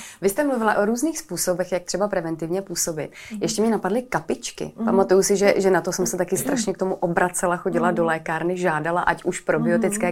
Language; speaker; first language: Czech; native; Czech